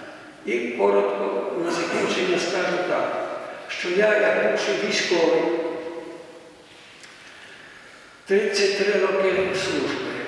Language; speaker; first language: Ukrainian; native; Ukrainian